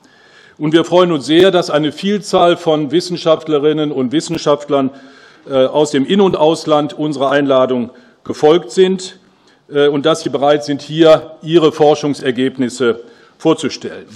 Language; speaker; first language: German; native; German